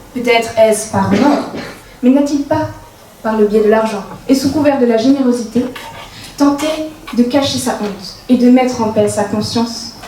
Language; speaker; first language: French; native; French